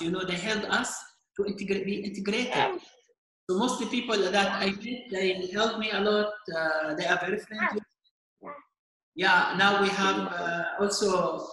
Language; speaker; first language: English; non-native, fluent; Arabic